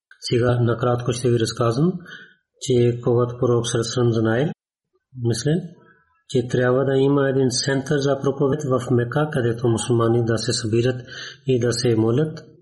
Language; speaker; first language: Bulgarian; non-native, learner; Urdu